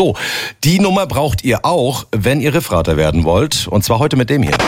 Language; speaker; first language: German; native; German